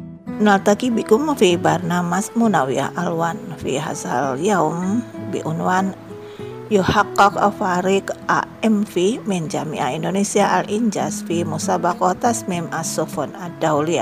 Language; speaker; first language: Arabic; non-native, learner; Indonesian